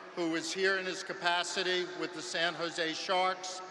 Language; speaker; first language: English; native; English